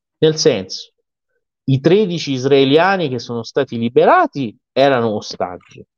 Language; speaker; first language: Italian; non-native, fluent; Persian